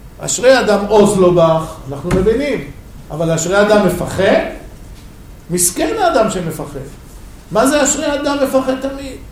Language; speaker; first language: Hebrew; non-native, fluent; English